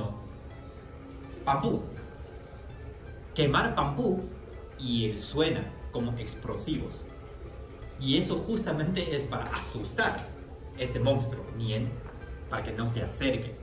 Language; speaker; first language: Spanish; non-native, fluent; Chinese